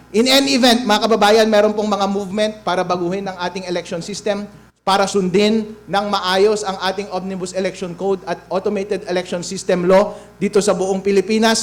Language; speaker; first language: Filipino; non-native, local second language; Iloko